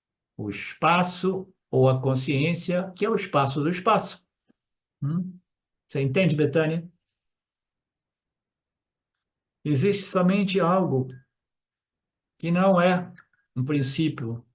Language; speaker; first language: Portuguese; native; Portuguese